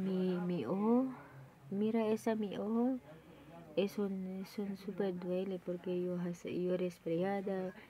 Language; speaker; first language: Spanish; non-native, learner; Filipino